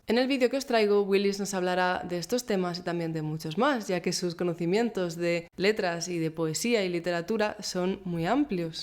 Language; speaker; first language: Spanish; native; Spanish